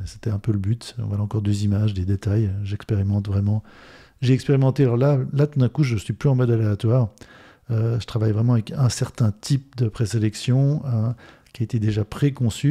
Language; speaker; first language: French; native; French